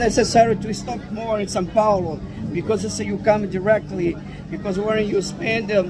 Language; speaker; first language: English; non-native, learner; Portuguese